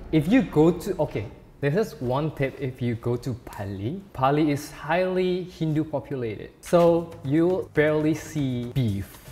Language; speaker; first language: English; non-native, fluent; Indonesian